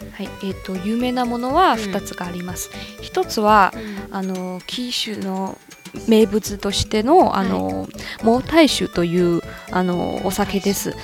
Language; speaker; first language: Japanese; non-native, fluent; Chinese